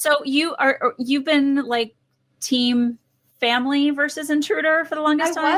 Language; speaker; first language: English; native; English